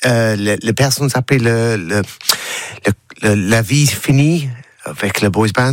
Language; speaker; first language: French; non-native, learner; English